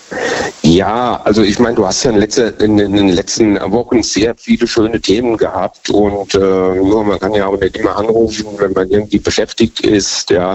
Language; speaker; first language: German; native; German